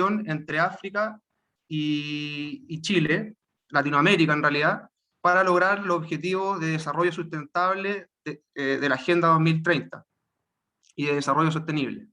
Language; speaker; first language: Spanish; native; Spanish